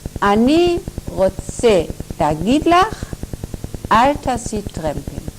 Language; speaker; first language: Hebrew; non-native, fluent; German